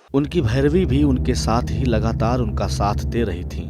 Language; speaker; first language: Hindi; native; Hindi